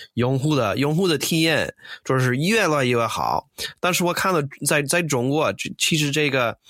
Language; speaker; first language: Chinese; non-native, fluent; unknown